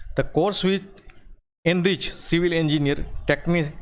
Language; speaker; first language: English; non-native, local second language; Gujarati